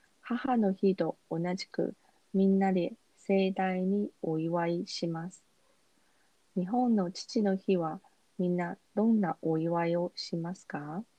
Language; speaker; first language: Japanese; non-native, fluent; Chinese